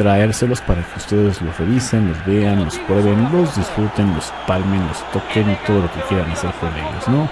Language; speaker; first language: Spanish; native; Spanish